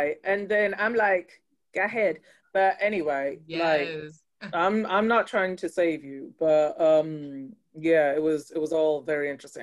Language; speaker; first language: English; non-native, local second language; Yoruba